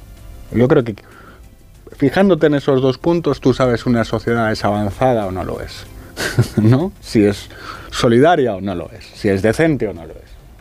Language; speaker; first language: Spanish; native; Spanish